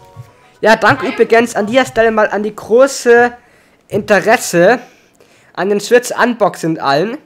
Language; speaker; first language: German; native; German